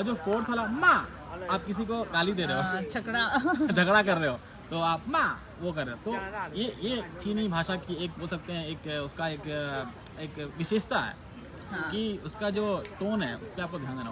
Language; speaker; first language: Hindi; native; Hindi